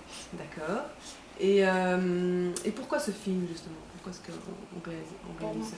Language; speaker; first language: French; native; French